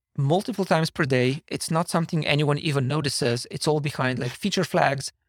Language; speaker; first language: English; non-native, fluent; Slovenian